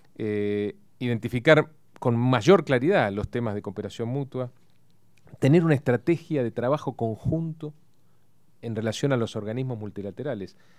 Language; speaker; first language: Spanish; native; Spanish